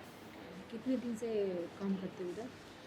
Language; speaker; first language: Hindi; non-native, local second language; Telugu